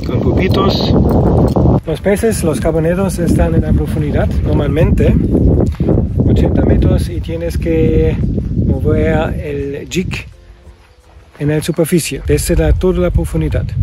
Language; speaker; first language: Spanish; non-native, learner; German